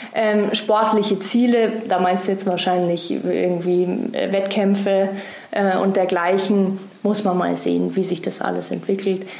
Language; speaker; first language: German; native; German